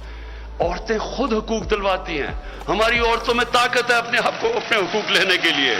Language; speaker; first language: Urdu; native; Urdu